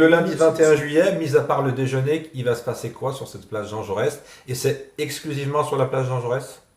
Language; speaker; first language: French; native; French